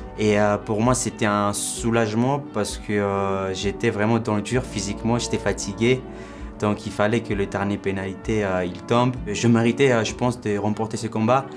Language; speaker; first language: French; non-native, fluent; Georgian